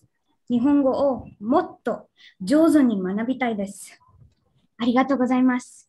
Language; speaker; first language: Japanese; non-native, learner; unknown